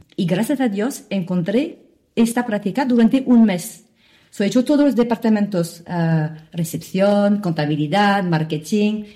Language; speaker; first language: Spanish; non-native, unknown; Arabic